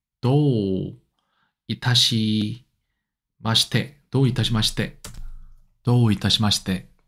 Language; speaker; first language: Japanese; non-native, learner; Korean